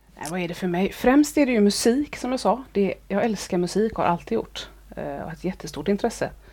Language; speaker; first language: Swedish; native; Swedish